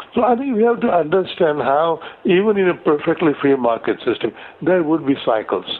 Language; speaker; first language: English; non-native, local second language; Gujarati